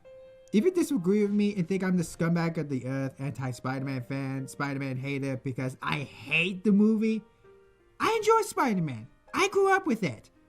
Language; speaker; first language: English; native; English